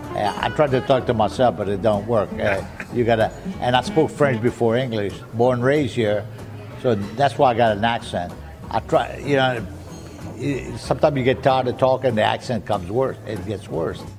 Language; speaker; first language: English; early bilingual, other home language; French